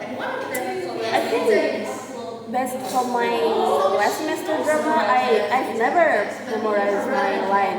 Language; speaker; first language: English; non-native, learner; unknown